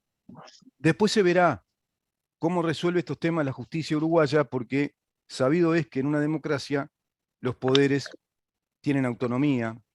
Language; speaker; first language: Spanish; native; Spanish